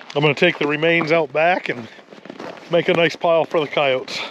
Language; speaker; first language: English; native; English